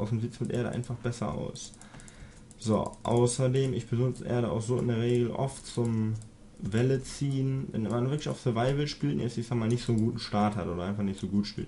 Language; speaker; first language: German; native; German